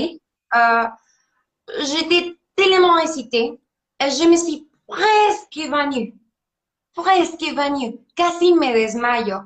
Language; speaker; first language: French; non-native, learner; Spanish